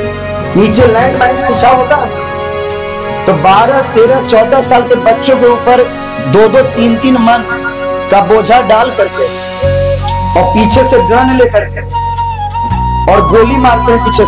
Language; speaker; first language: Hindi; native; Hindi